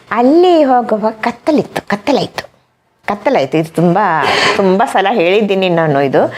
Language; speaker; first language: Kannada; non-native, fluent; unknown